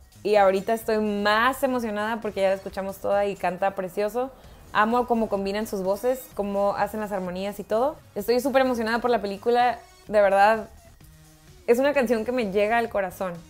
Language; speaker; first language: Spanish; native; Spanish